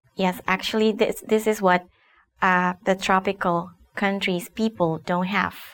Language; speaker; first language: English; non-native, fluent; Indonesian